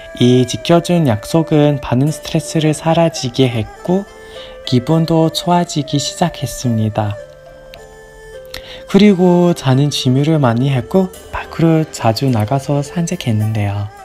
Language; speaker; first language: Korean; non-native, learner; English